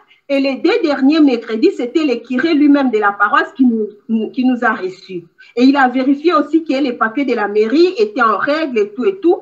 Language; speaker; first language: French; non-native, local second language; Lingala